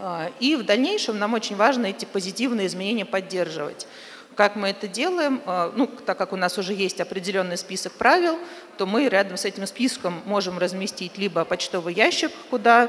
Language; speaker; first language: Russian; native; Russian